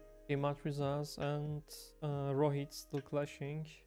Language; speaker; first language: English; non-native, fluent; Turkish